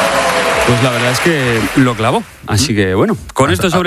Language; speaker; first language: Spanish; native; Spanish